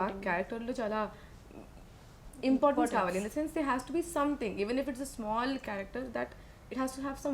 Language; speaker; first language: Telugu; non-native, learner; Malayalam